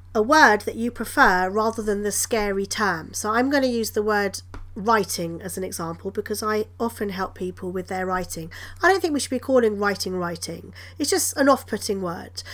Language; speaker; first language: English; native; English